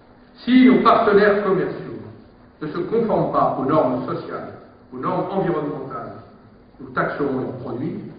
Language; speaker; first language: French; native; French